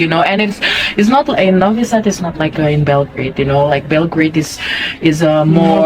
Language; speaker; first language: English; non-native, fluent; Indonesian